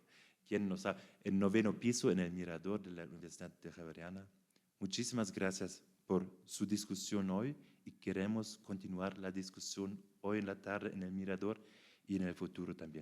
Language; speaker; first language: Spanish; non-native, fluent; German